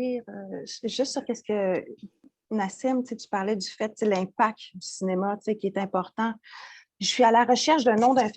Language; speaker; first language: French; native; French